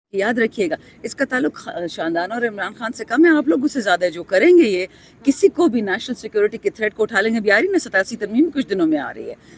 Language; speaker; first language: Urdu; non-native, local second language; Pashto